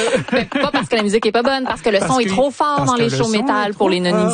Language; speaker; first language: French; native; French